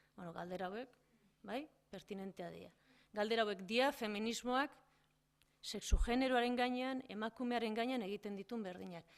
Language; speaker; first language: Basque; native; Basque